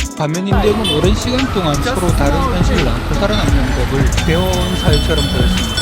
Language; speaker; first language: Korean; native; Korean